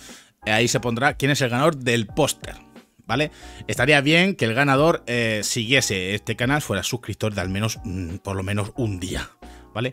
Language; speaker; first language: Spanish; native; Spanish